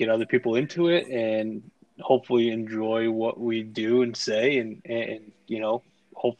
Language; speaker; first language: English; native; English